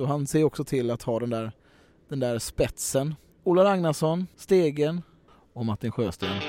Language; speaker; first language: Swedish; native; Swedish